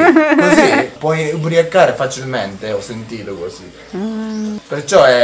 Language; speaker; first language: Italian; non-native, learner; Japanese